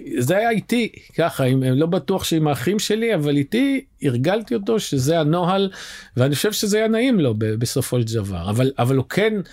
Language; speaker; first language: Hebrew; native; Hebrew